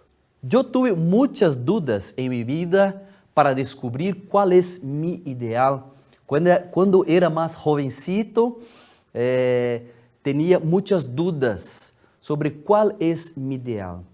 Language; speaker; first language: Spanish; non-native, fluent; Portuguese